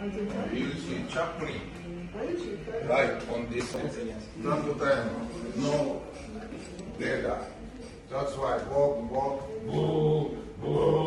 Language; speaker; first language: English; non-native, learner; Japanese